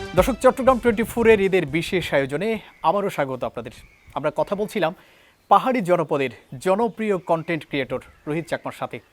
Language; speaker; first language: Bangla; native; Bangla